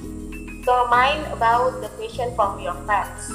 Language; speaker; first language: English; non-native, learner; Indonesian